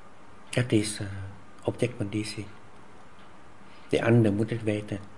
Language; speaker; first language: Dutch; non-native, fluent; Vietnamese